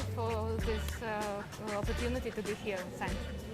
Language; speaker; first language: English; non-native, learner; Ukrainian